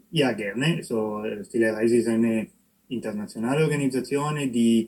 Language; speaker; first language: German; non-native, fluent; Italian